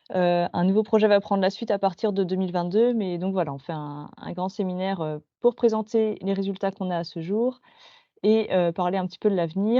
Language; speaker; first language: French; native; French